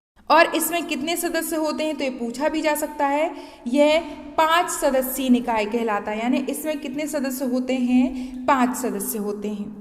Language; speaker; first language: Hindi; native; Hindi